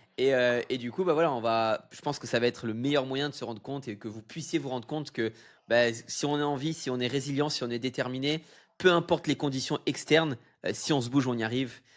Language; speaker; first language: French; native; French